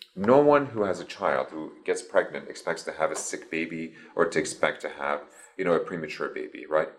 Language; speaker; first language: English; early bilingual, other home language; Persian